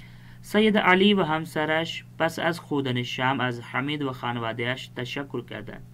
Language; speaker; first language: Persian; non-native, fluent; Urdu